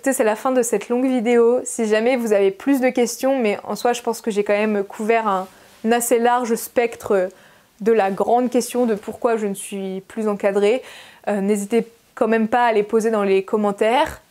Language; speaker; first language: French; native; French